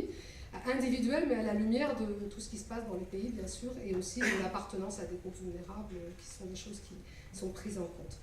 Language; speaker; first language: French; native; French